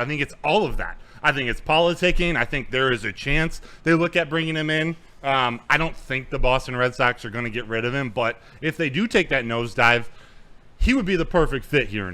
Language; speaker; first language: English; native; English